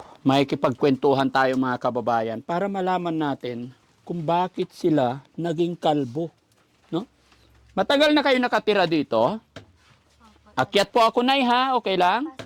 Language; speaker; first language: Filipino; native; Filipino